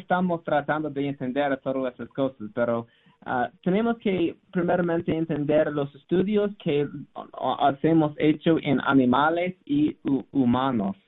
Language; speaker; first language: Spanish; non-native, learner; English